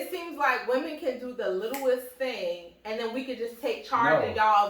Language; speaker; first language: English; native; English